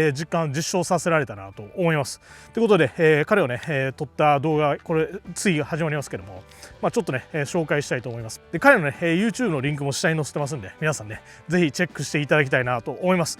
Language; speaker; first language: Japanese; native; Japanese